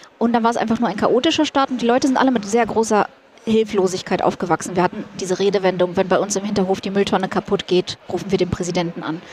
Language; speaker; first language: German; early bilingual, other home language; Russian